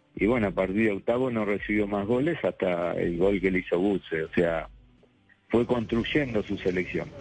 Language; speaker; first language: Spanish; native; Spanish